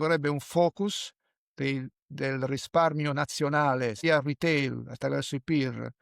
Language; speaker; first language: Italian; native; Italian